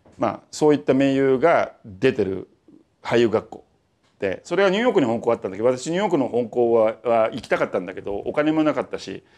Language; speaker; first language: Japanese; native; Japanese